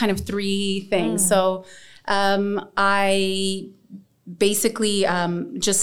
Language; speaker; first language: English; native; English